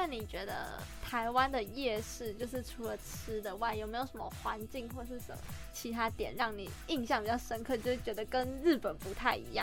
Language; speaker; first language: Chinese; native; Chinese